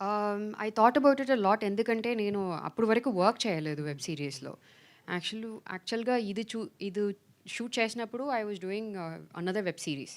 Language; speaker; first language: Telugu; non-native, fluent; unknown